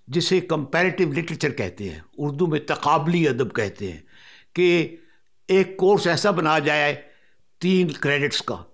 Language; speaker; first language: Urdu; non-native, local second language; Punjabi